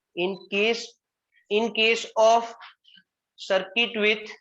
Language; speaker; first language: English; non-native, local second language; Hindi